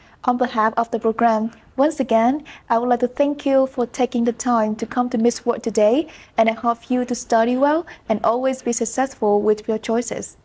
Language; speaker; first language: English; non-native, fluent; Vietnamese